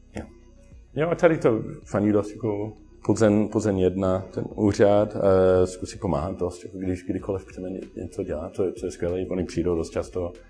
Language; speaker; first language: Czech; non-native, learner; English